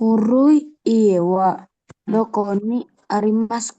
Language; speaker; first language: Japanese; non-native, learner; Indonesian